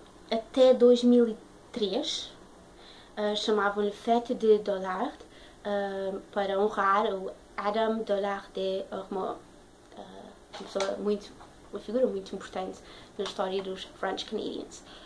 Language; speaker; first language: Portuguese; native; Portuguese